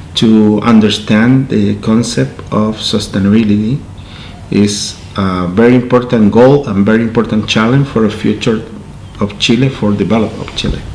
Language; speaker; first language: English; non-native, learner; Spanish